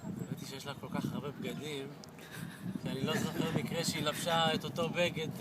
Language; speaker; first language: Hebrew; native; Hebrew